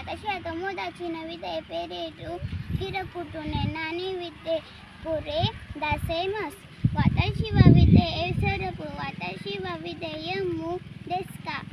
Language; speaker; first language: Japanese; non-native, learner; Marathi